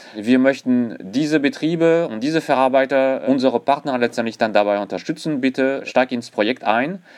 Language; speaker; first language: German; non-native, fluent; French